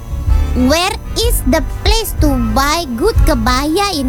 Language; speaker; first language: English; non-native, learner; Indonesian